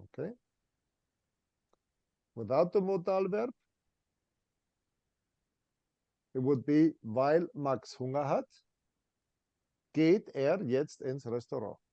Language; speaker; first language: German; non-native, fluent; English